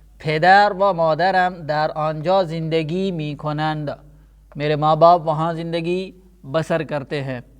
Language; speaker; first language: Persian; non-native, fluent; Urdu